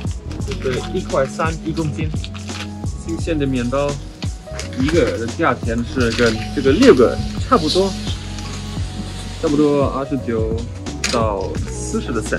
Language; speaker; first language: Chinese; non-native, fluent; German